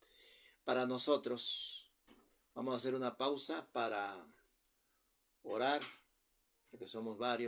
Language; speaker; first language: Spanish; native; Spanish